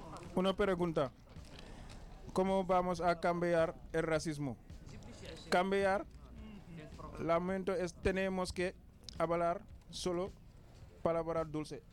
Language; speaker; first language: Spanish; non-native, learner; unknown